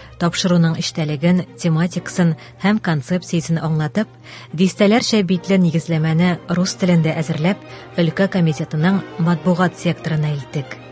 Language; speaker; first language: Tatar; native; Tatar